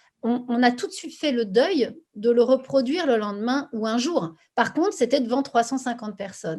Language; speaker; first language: French; native; French